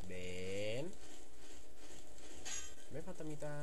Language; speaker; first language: Spanish; native; Spanish